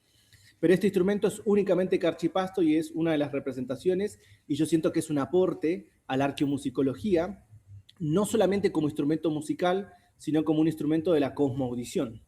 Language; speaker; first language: Spanish; native; Spanish